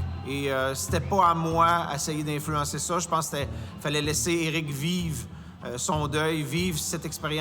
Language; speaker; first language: French; native; French